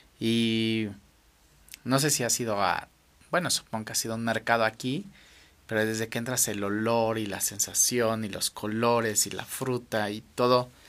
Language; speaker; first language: Spanish; native; Spanish